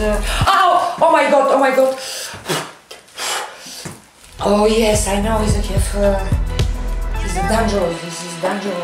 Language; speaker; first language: English; non-native, learner; Bulgarian